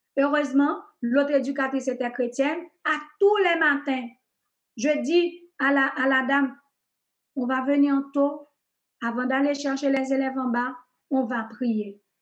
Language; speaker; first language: French; non-native, local second language; Haitian Creole